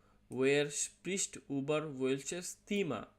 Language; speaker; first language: German; non-native, learner; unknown